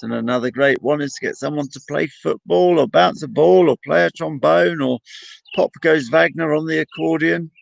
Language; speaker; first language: English; native; English